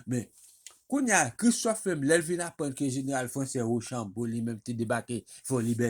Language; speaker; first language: French; non-native, local second language; Haitian Creole